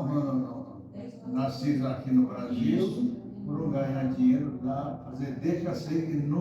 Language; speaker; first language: Portuguese; early bilingual, other home language; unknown